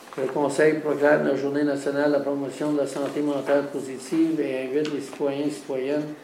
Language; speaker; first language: French; native; French